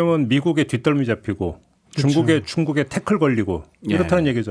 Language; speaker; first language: Korean; native; Korean